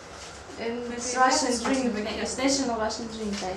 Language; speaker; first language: English; non-native, learner; Russian